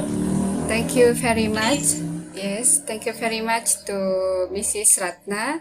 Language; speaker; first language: English; non-native, learner; Indonesian